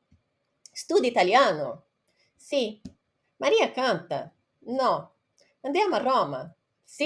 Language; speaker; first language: Italian; non-native, fluent; Portuguese